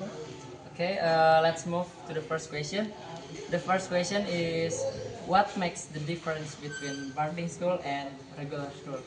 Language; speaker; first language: English; non-native, learner; Indonesian